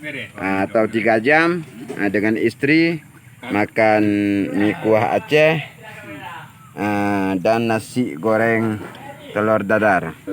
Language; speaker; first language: Indonesian; non-native, local second language; Achinese